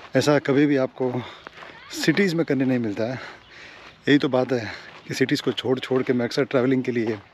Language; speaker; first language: Hindi; native; Hindi